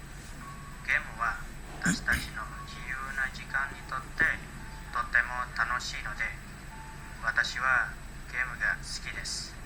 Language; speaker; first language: Japanese; non-native, learner; Indonesian